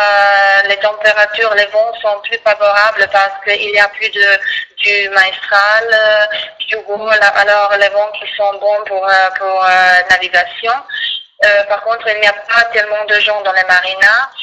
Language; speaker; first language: French; non-native, fluent; Croatian